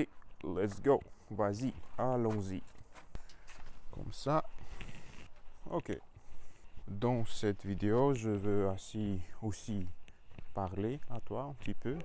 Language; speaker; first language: French; non-native, learner; Russian